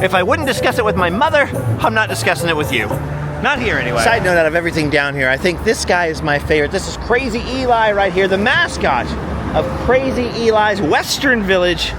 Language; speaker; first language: English; native; English